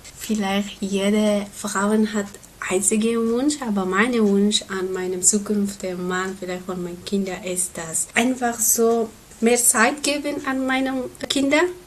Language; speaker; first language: German; non-native, learner; Persian